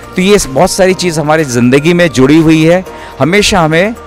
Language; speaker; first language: Hindi; native; Hindi